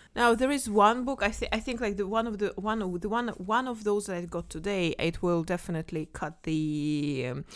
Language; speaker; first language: English; non-native, fluent; Kazakh